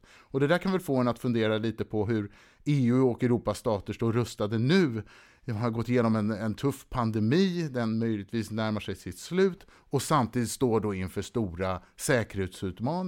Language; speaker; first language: Swedish; native; Swedish